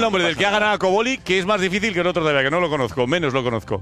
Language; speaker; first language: Spanish; native; Spanish